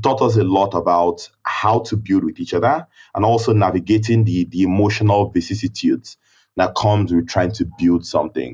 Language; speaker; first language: English; non-native, local second language; Igbo